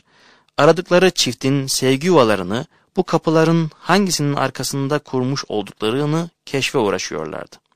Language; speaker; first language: Turkish; native; Turkish